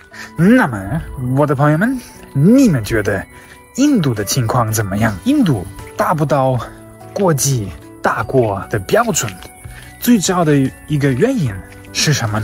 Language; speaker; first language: Chinese; non-native, fluent; German